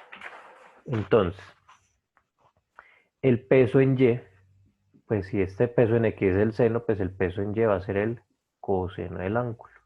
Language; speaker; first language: Spanish; native; Spanish